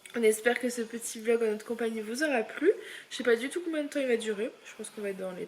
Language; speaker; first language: French; native; French